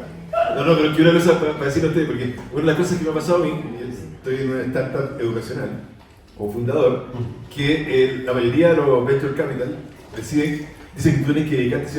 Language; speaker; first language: Spanish; native; Spanish